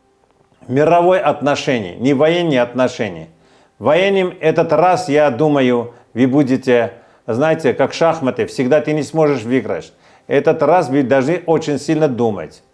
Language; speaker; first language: Russian; non-native, fluent; Armenian